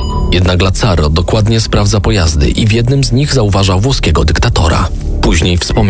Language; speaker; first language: Polish; native; Polish